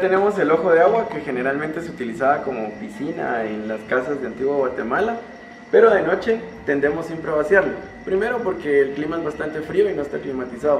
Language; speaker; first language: Spanish; native; Spanish